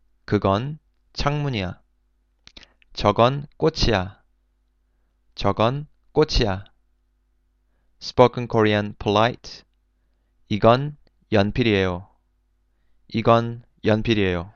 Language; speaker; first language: Korean; non-native, fluent; English